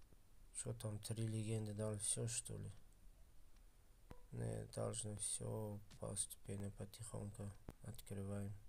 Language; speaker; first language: Russian; non-native, fluent; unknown